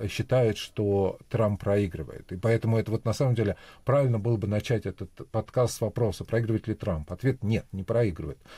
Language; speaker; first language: Russian; native; Russian